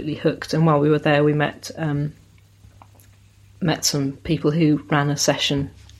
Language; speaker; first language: English; native; English